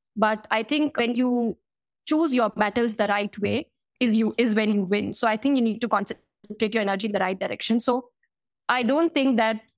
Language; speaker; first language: English; non-native, local second language; Hindi